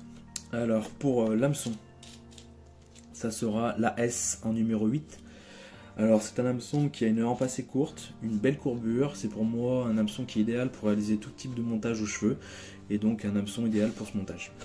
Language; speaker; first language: French; native; French